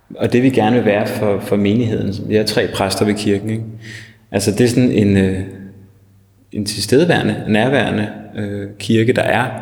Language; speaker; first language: Danish; native; Danish